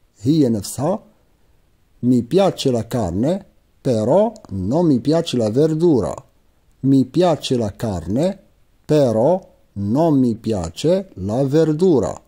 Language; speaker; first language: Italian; non-native, fluent; Arabic